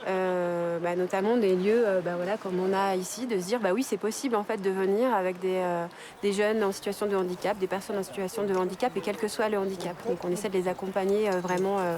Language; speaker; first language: French; native; French